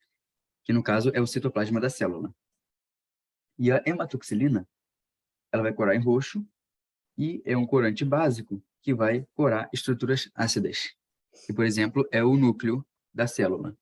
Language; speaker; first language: Portuguese; native; Portuguese